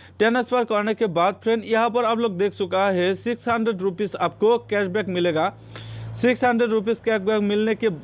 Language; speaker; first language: Hindi; non-native, local second language; Assamese